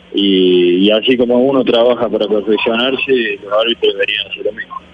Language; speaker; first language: Spanish; native; Spanish